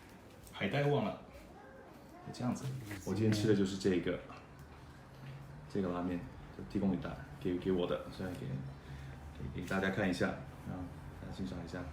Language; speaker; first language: Chinese; early bilingual, heritage; Chinese